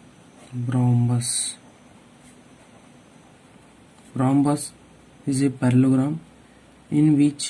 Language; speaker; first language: English; non-native, local second language; Hindi